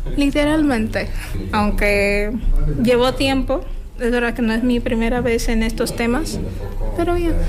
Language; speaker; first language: Spanish; non-native, fluent; Portuguese